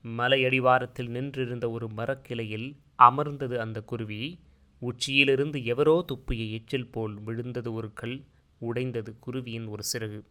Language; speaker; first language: Tamil; native; Tamil